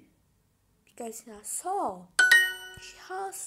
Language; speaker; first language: English; non-native, fluent; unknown